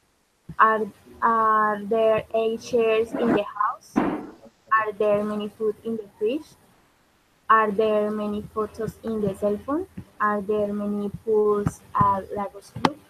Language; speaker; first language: English; non-native, learner; Spanish